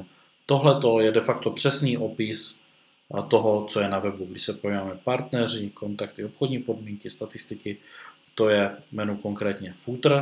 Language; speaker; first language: Czech; native; Czech